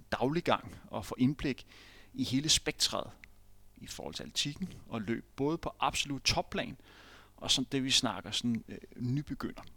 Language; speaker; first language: Danish; native; Danish